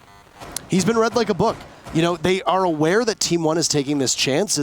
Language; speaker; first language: English; native; English